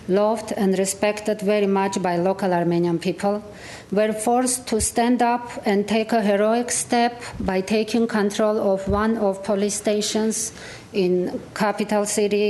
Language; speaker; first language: English; non-native, fluent; Armenian